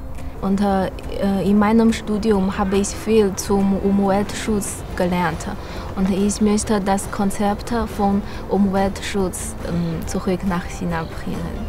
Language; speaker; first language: German; non-native, learner; Chinese